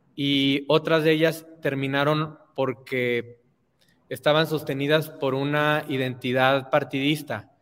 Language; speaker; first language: Spanish; native; Spanish